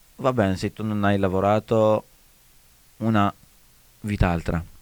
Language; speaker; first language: Italian; non-native, learner; Arabic